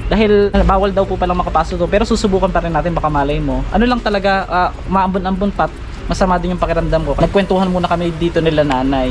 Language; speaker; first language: Filipino; native; Filipino